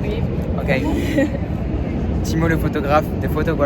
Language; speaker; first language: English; non-native, learner; French